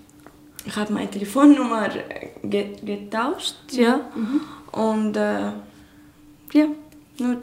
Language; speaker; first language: German; non-native, learner; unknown